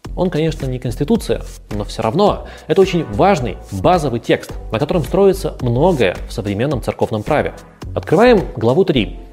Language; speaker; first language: Russian; native; Russian